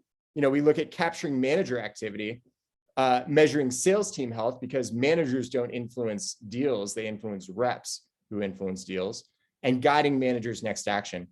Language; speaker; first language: English; native; English